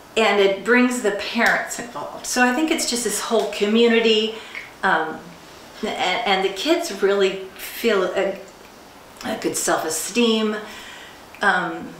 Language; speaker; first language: English; native; English